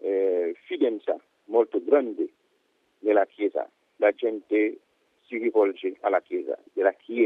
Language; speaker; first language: Italian; non-native, fluent; Haitian Creole